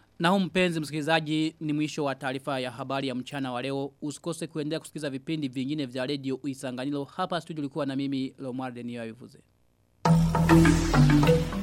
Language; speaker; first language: Swahili; non-native, local second language; Rundi